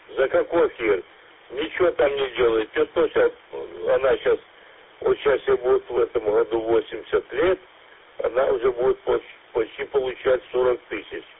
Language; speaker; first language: Russian; native; Russian